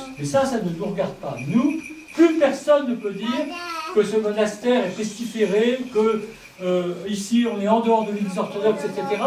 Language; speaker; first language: French; native; French